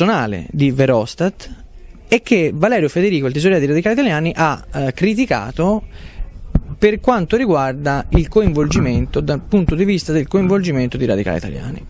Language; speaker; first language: Italian; native; Italian